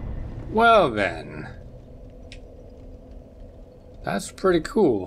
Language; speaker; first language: English; native; English